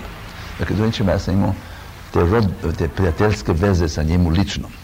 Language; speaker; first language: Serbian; early bilingual, heritage; Croatian